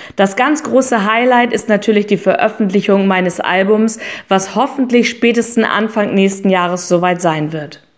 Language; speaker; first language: German; native; German